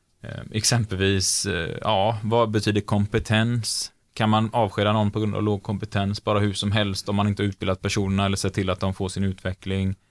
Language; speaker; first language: Swedish; native; Swedish